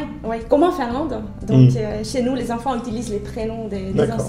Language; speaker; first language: French; non-native, fluent; Finnish